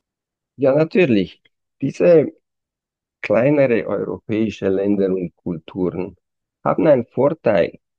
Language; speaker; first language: German; non-native, fluent; Romanian